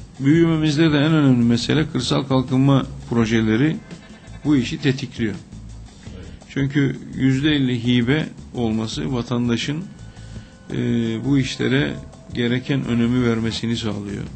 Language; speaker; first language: Turkish; native; Turkish